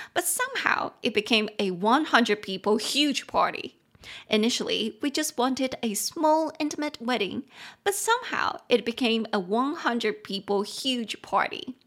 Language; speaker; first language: English; non-native, fluent; Chinese